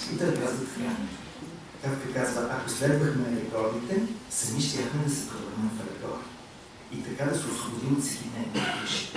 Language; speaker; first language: Bulgarian; native; Bulgarian